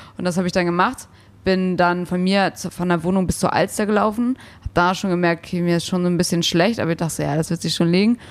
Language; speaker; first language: German; early bilingual, other home language; English